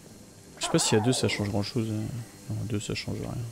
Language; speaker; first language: French; native; French